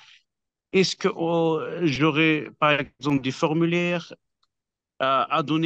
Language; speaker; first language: French; non-native, fluent; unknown